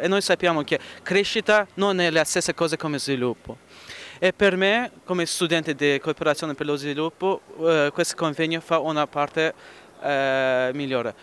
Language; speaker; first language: Italian; non-native, learner; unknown